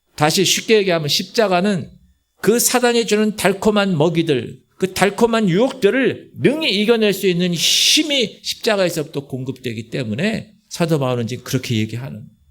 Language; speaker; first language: Korean; native; Korean